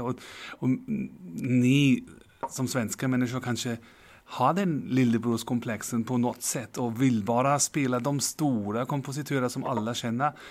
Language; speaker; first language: Swedish; non-native, fluent; German